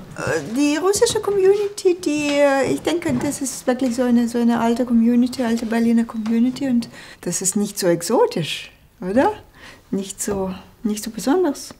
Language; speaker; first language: German; non-native, fluent; Russian